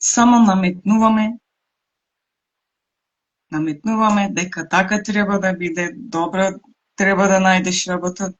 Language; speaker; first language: Macedonian; non-native, local second language; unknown